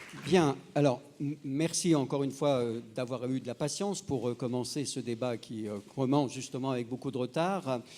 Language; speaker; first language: French; native; French